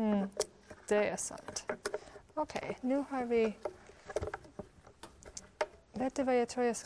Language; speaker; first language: Swedish; non-native, fluent; English